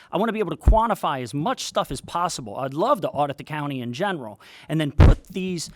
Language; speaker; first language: English; native; English